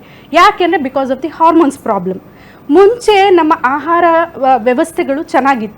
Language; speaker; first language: Kannada; native; Kannada